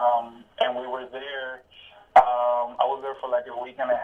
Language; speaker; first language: English; non-native, fluent; Spanish